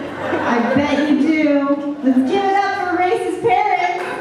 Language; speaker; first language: English; native; English